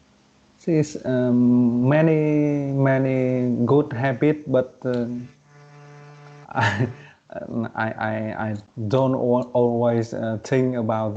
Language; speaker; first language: English; non-native, learner; Vietnamese